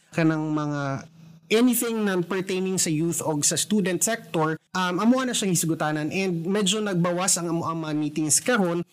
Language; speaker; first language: Cebuano; non-native, local second language; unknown